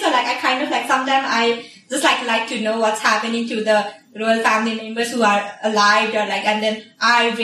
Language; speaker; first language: English; non-native, fluent; Nepali